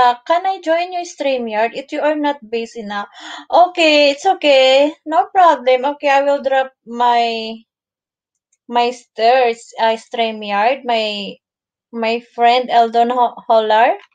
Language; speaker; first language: English; non-native, learner; Filipino